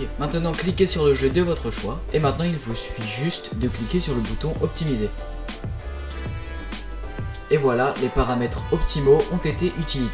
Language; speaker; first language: French; native; French